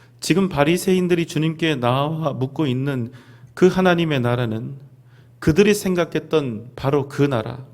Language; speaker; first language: Korean; native; Korean